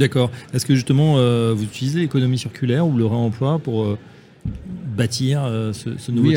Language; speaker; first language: French; native; French